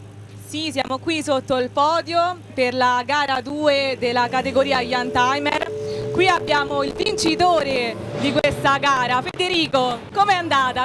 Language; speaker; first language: Italian; native; Italian